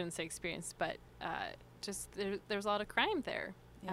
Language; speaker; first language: English; early bilingual, other home language; Spanish